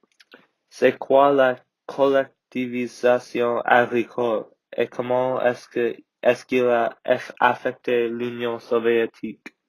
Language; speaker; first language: French; non-native, learner; English